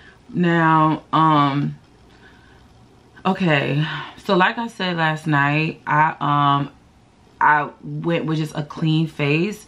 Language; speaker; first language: English; native; English